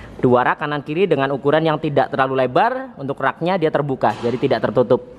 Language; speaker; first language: Indonesian; native; Indonesian